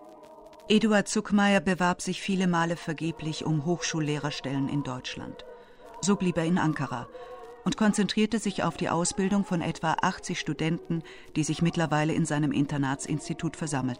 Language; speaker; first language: German; native; German